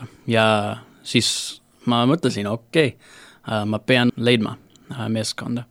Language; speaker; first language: Estonian; non-native, learner; English